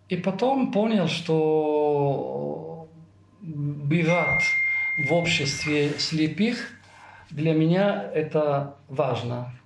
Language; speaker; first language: Russian; non-native, fluent; Italian